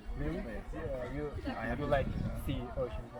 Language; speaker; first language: English; non-native, learner; Turkish